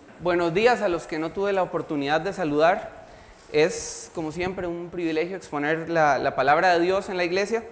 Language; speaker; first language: Spanish; native; Spanish